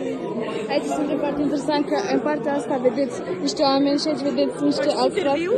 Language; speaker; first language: Romanian; early bilingual, heritage; Romanian